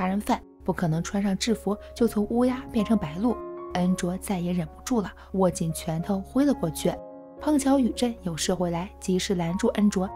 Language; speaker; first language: Chinese; native; Chinese